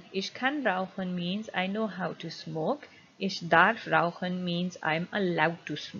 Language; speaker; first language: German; non-native, fluent; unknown